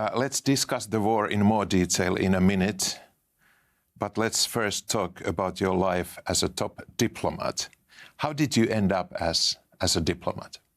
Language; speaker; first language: English; non-native, fluent; Finnish